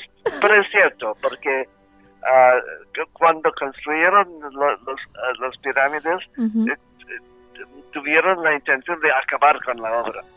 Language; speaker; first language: Spanish; non-native, fluent; English